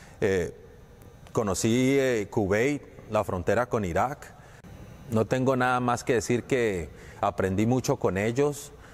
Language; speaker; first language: Spanish; native; Spanish